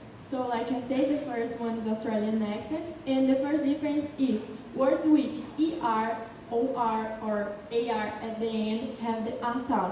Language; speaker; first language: English; non-native, learner; Portuguese